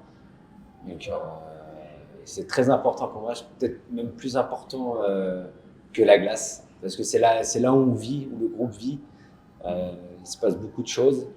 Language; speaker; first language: French; native; French